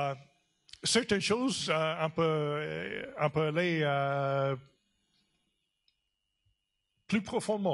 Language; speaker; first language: French; non-native, fluent; English